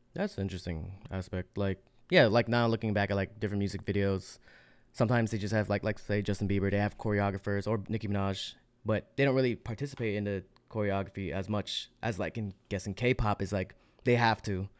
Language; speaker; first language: English; native; English